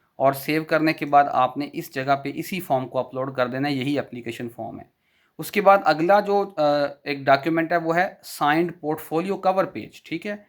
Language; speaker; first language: Urdu; non-native, local second language; Punjabi